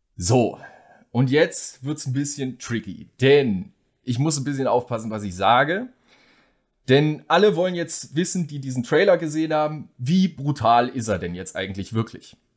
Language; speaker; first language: German; native; German